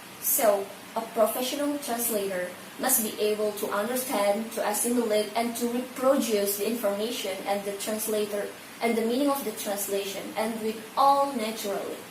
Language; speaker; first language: English; non-native, learner; Indonesian